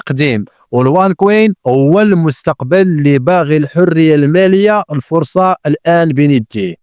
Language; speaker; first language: Arabic; native; Arabic